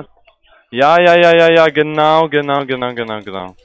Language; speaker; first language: German; non-native, learner; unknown